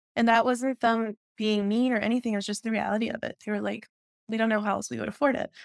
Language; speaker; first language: English; early bilingual, other home language; Spanish